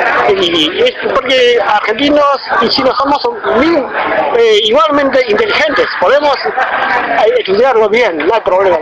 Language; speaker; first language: Spanish; non-native, fluent; Chinese